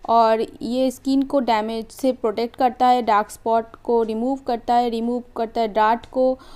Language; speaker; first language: Hindi; non-native, local second language; Bangla